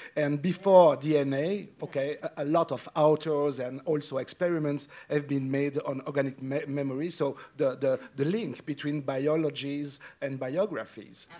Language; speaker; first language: English; non-native, fluent; French